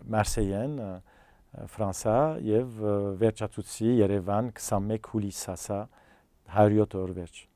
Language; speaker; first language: Armenian; early bilingual, heritage; Armenian